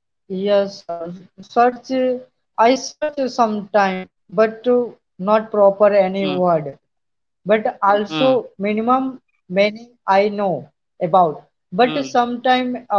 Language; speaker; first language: English; non-native, learner; Hindi